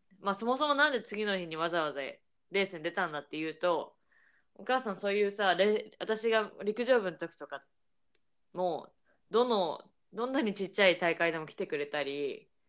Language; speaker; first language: Japanese; native; Japanese